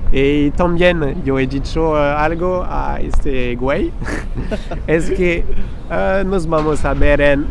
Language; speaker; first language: Spanish; non-native, fluent; French